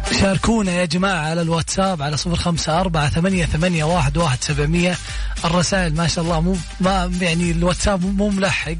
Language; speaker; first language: Arabic; native; Arabic